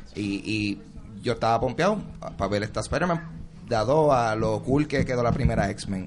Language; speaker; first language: Spanish; native; Spanish